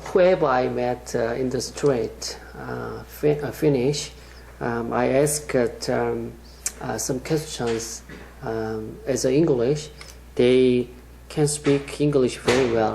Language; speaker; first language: English; non-native, learner; Korean